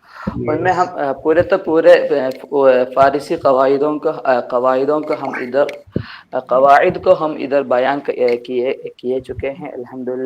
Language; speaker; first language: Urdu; non-native, learner; Persian